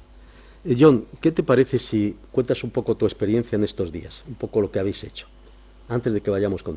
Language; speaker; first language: Spanish; native; Spanish